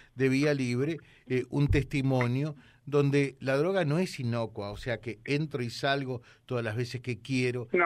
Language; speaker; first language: Spanish; native; Spanish